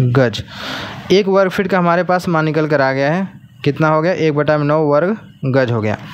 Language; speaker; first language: Hindi; native; Hindi